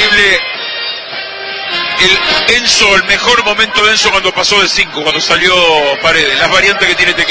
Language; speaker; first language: Spanish; native; Spanish